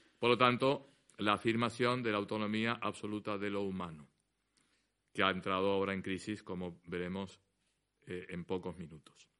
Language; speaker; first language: Spanish; native; Spanish